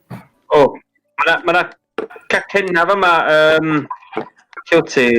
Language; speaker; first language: Welsh; native; Welsh